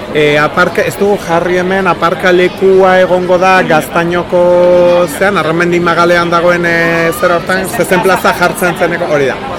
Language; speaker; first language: Basque; native; Basque